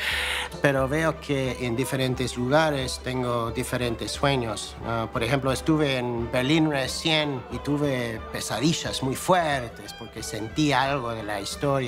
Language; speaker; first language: Spanish; non-native, fluent; English